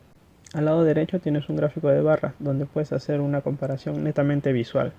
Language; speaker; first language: Spanish; native; Spanish